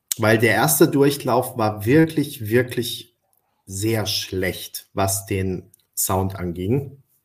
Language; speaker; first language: German; early bilingual, other home language; Spanish